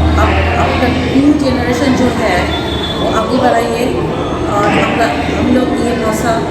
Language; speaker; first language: Hindi; non-native, local second language; Bangla